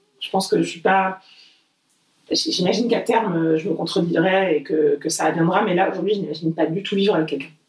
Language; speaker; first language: French; early bilingual, other home language; Portuguese